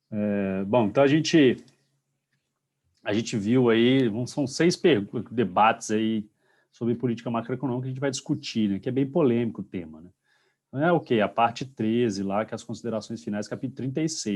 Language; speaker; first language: Portuguese; native; Portuguese